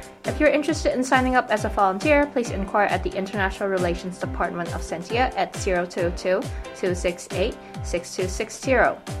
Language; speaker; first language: English; native; English